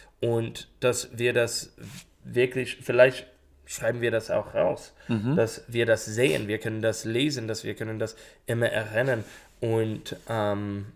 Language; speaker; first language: German; non-native, learner; English